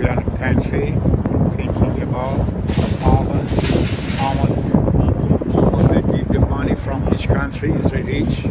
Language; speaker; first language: English; non-native, learner; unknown